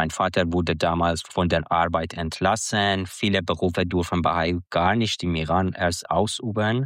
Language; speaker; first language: German; non-native, fluent; Persian